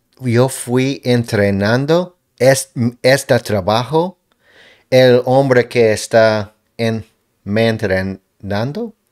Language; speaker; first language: Spanish; non-native, learner; English